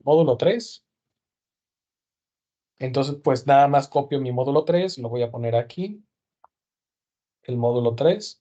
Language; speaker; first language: Spanish; native; Spanish